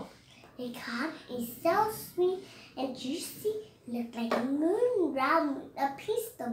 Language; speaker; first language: English; non-native, learner; Vietnamese